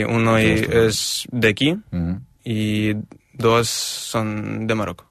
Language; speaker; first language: Catalan; non-native, fluent; Ukrainian